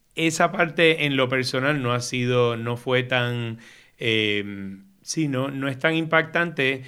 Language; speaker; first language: Spanish; native; Spanish